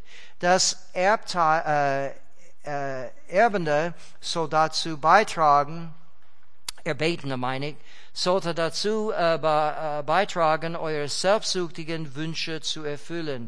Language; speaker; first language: German; non-native, fluent; English